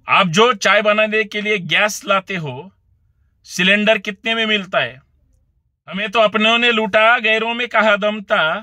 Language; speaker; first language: Hindi; non-native, local second language; Marathi